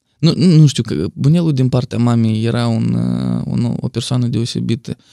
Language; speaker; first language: Romanian; native; Romanian